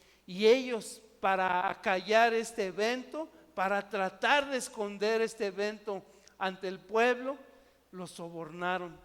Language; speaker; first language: Spanish; native; Spanish